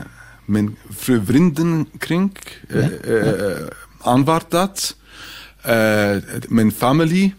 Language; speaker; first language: Dutch; non-native, fluent; Arabic